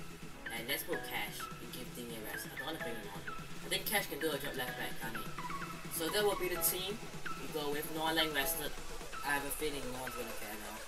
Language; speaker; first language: English; native; English